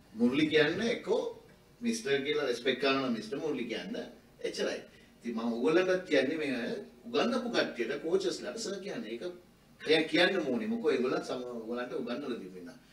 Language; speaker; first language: Sinhala; non-native, local second language; Tamil